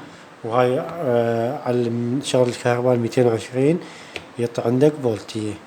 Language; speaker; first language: Arabic; native; Arabic